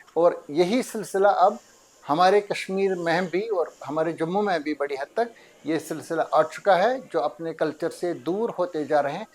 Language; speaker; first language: Hindi; non-native, local second language; Kashmiri